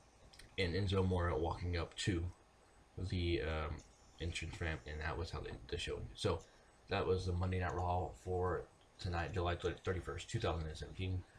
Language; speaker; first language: English; native; English